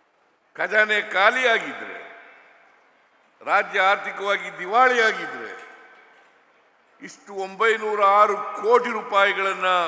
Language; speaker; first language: Kannada; native; Kannada